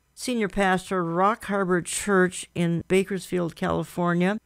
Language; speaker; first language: English; native; English